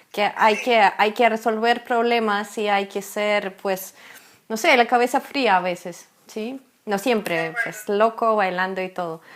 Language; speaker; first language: Spanish; non-native, fluent; Russian